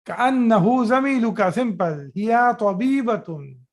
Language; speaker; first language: Arabic; non-native, fluent; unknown